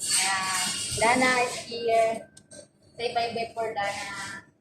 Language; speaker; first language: English; non-native, learner; Filipino